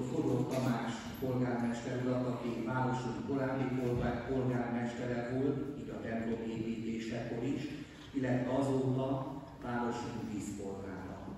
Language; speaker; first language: Hungarian; native; Hungarian